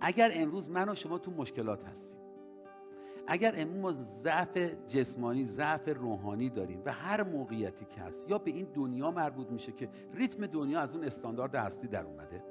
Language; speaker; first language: Persian; native; Persian